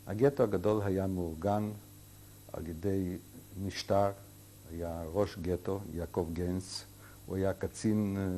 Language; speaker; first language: Hebrew; non-native, fluent; Yiddish